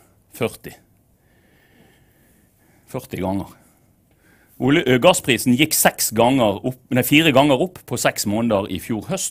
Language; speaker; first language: Norwegian; native; Norwegian